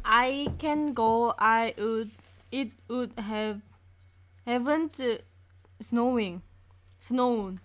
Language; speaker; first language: English; non-native, learner; Korean